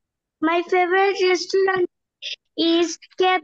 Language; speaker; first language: English; non-native, learner; Bangla